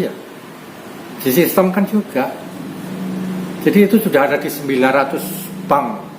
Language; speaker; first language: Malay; non-native, local second language; Javanese